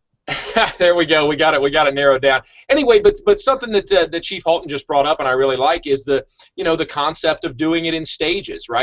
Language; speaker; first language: English; native; English